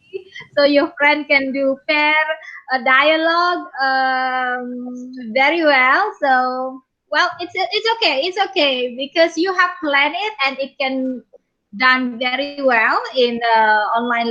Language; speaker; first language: English; non-native, fluent; Indonesian